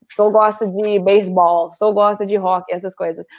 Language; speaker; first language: Portuguese; non-native, fluent; English